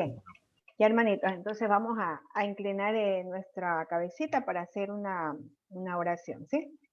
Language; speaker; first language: Spanish; native; Spanish